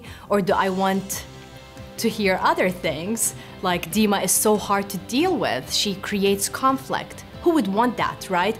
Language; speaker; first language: English; non-native, fluent; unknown